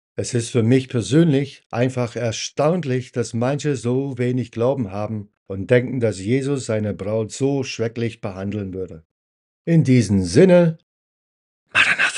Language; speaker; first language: German; non-native, fluent; English